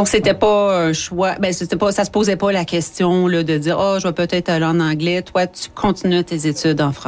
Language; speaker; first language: French; native; French